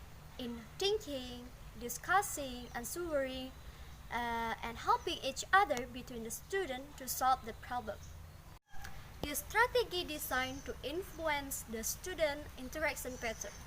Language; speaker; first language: English; non-native, learner; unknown